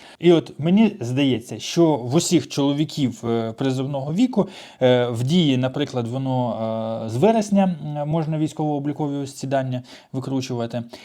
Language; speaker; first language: Ukrainian; non-native, local second language; Russian